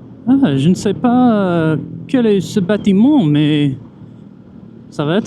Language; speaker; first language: French; non-native, fluent; English